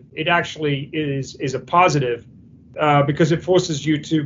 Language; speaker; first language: English; native; English